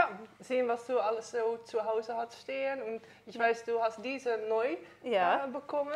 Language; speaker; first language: German; non-native, learner; Dutch